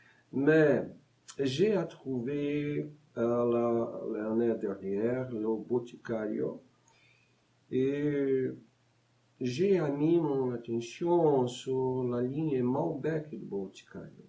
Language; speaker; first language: French; non-native, learner; Portuguese